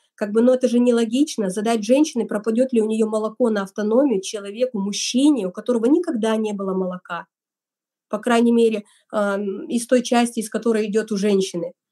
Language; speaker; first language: Russian; native; Russian